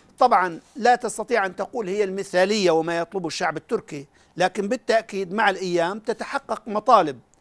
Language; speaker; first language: Arabic; native; Arabic